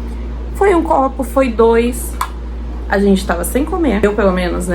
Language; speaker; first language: Portuguese; native; Portuguese